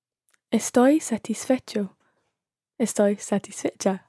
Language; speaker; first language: Spanish; non-native, learner; English